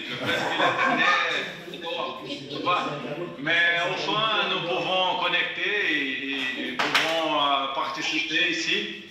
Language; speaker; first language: French; non-native, fluent; Portuguese